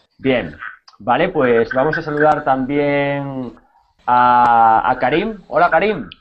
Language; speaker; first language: Spanish; native; Spanish